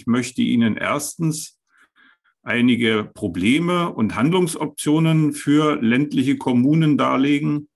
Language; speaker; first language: German; native; German